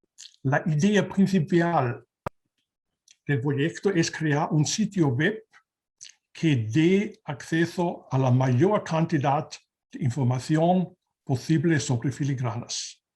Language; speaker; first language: Spanish; non-native, learner; German